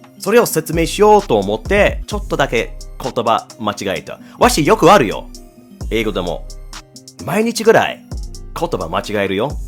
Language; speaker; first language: Japanese; non-native, fluent; English